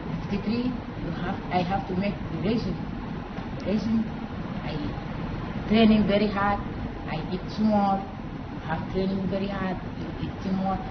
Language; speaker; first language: English; non-native, learner; Wolof